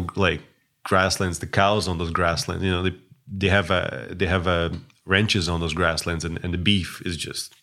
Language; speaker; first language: English; non-native, fluent; Russian